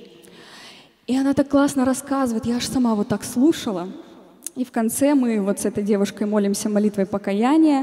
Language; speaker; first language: Russian; native; Russian